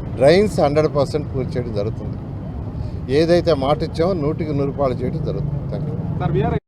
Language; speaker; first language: Telugu; native; Telugu